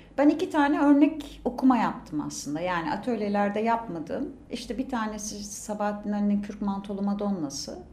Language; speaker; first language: Turkish; native; Turkish